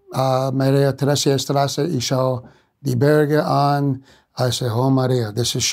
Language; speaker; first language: German; non-native, fluent; English